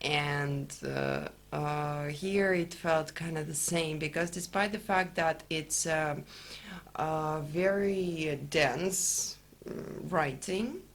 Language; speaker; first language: English; non-native, fluent; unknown